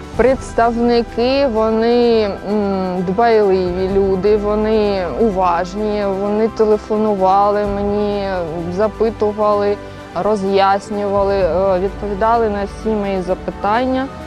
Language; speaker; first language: Ukrainian; native; Ukrainian